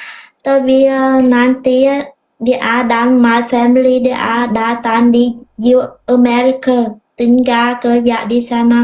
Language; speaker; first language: Indonesian; non-native, learner; Vietnamese